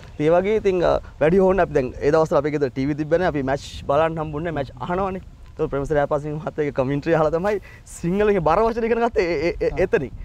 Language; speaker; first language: Sinhala; non-native, local second language; Tamil